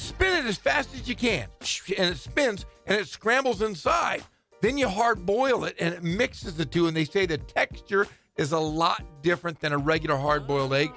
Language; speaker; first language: English; native; English